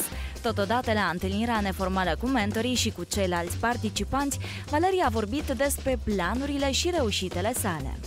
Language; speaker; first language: Romanian; native; Romanian